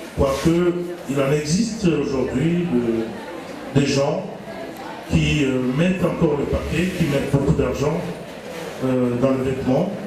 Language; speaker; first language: French; non-native, local second language; Lingala